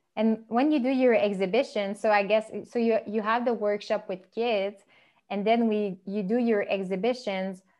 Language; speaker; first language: English; non-native, fluent; French